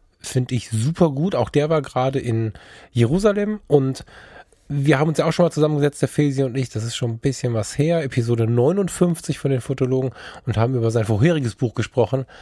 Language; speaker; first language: German; early bilingual, other home language; Turkish